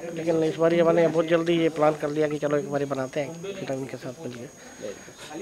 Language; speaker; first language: Hindi; native; Hindi